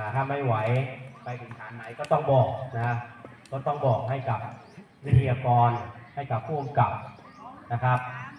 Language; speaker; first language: Thai; native; Thai